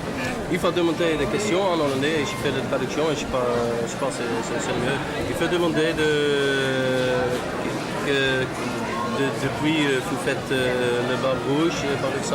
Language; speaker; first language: French; non-native, learner; Dutch